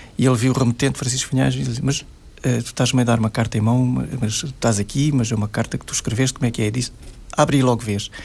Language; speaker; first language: Portuguese; native; Portuguese